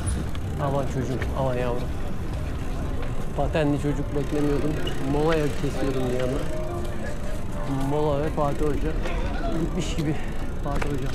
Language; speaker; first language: Turkish; native; Turkish